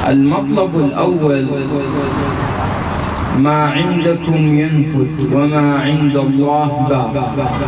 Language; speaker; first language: Arabic; native; Arabic